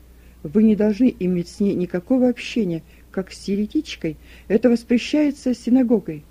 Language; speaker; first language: Russian; native; Russian